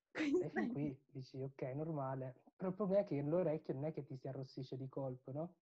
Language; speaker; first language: Italian; early bilingual, other home language; Tamil